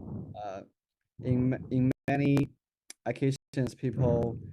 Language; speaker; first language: English; non-native, learner; Chinese